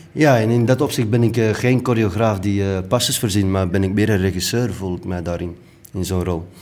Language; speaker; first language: Dutch; native; Dutch